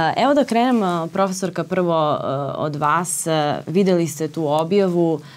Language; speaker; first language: Serbian; native; Serbian